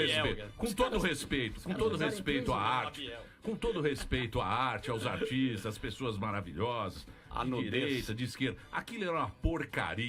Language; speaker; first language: Portuguese; native; Portuguese